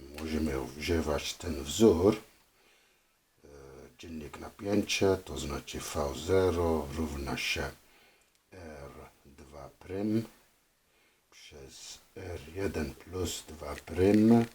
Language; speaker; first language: Polish; non-native, fluent; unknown